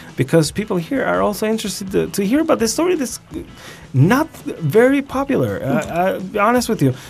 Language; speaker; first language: English; non-native, fluent; Albanian